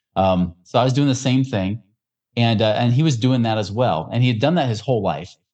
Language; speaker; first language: English; native; English